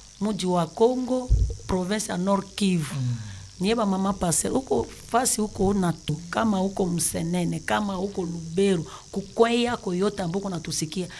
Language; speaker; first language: Swahili; native; Swahili